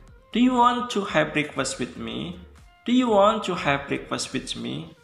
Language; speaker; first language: English; non-native, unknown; Indonesian